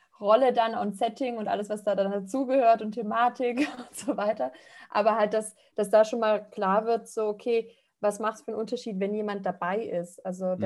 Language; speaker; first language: German; native; German